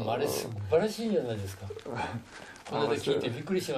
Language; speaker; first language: Japanese; native; Japanese